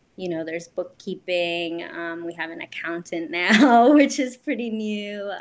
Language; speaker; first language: English; native; English